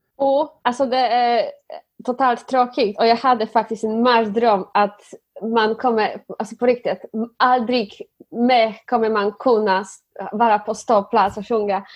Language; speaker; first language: Swedish; non-native, fluent; Polish